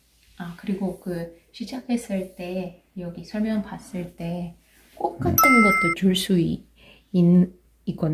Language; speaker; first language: Korean; non-native, fluent; Russian